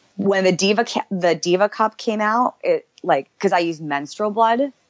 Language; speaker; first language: English; native; English